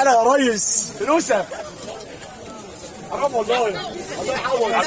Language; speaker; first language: Arabic; native; Arabic